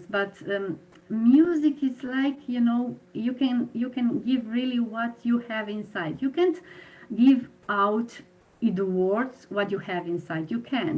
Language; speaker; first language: English; non-native, fluent; Slovenian